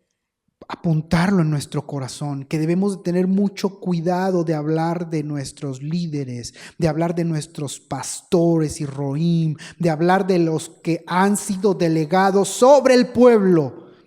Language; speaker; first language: Spanish; native; Spanish